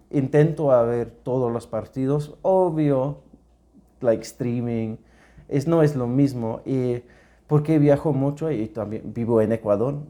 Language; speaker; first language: Spanish; non-native, learner; English